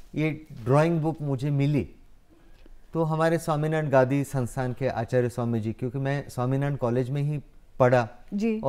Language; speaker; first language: Hindi; non-native, local second language; Gujarati